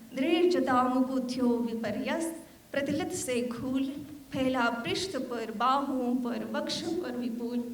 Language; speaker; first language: Hindi; non-native, fluent; Armenian